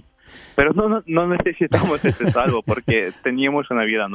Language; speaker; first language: Spanish; non-native, fluent; Ukrainian